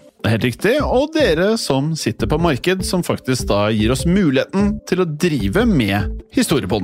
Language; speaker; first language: Norwegian; native; Norwegian